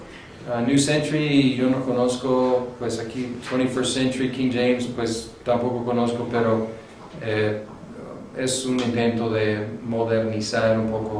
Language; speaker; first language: Spanish; non-native, fluent; English